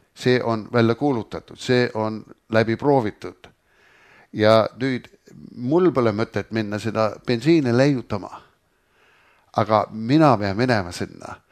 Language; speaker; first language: Estonian; early bilingual, heritage; Estonian